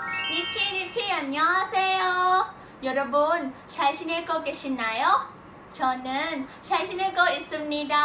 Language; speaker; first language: Korean; non-native, learner; Thai